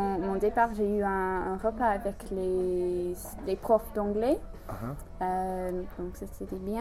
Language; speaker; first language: French; non-native, fluent; English